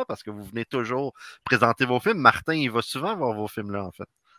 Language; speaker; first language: French; native; French